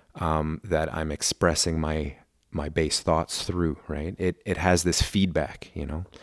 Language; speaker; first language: English; non-native, fluent; German